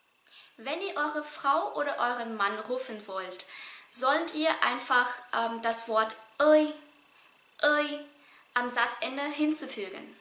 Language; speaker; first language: German; non-native, fluent; Vietnamese